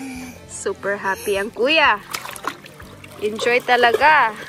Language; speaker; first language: Filipino; non-native, local second language; Cebuano